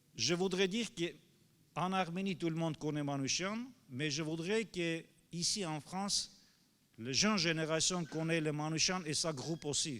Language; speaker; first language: French; non-native, fluent; Armenian